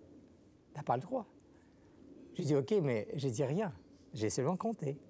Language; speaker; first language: French; non-native, fluent; Russian